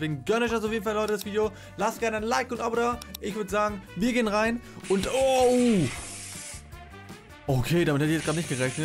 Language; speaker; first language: German; native; German